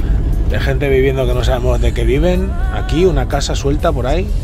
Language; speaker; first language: Spanish; native; Spanish